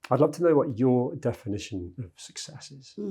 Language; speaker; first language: English; native; English